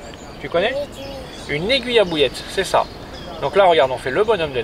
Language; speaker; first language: French; native; French